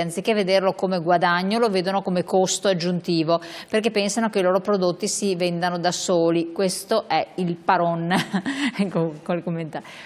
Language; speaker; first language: Italian; native; Italian